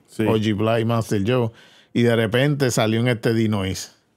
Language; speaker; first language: Spanish; early bilingual, heritage; Spanish